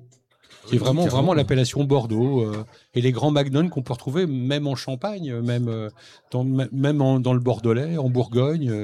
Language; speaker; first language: French; native; French